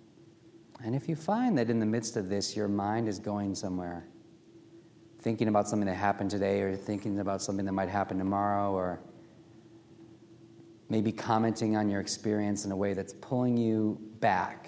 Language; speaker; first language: English; native; English